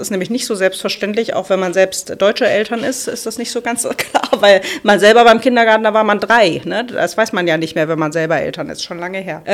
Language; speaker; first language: German; native; German